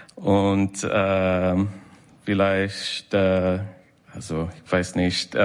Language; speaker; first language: German; non-native, learner; English